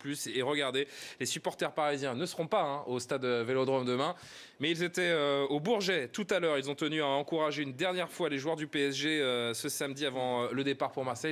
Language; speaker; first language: French; native; French